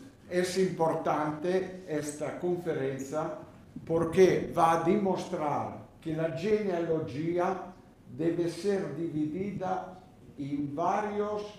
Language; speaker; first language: Spanish; non-native, learner; Italian